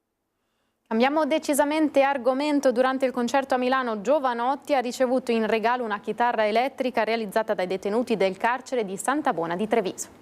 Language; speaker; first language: Italian; native; Italian